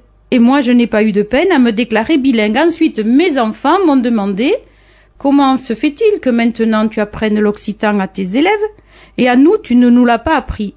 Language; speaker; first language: French; native; French